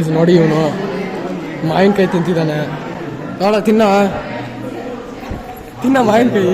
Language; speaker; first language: Kannada; native; Kannada